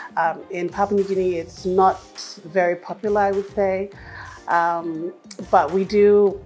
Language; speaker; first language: English; non-native, fluent; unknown